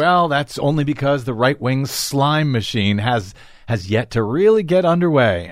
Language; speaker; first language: English; native; English